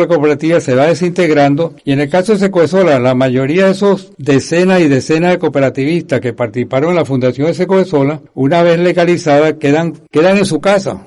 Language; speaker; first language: Spanish; native; Spanish